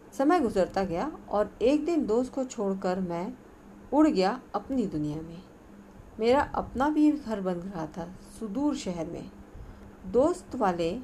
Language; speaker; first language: Hindi; non-native, local second language; Marathi